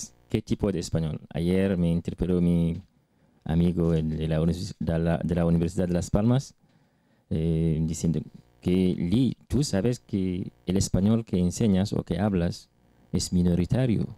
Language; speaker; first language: Spanish; non-native, fluent; Arabic